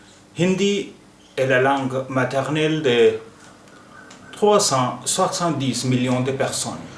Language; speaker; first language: French; non-native, fluent; Hindi